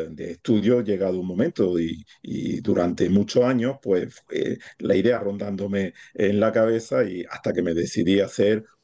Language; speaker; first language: Spanish; native; Spanish